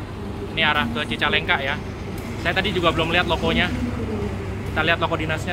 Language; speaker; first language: Indonesian; native; Indonesian